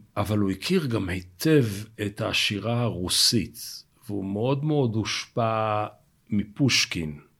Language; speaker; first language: Hebrew; native; Hebrew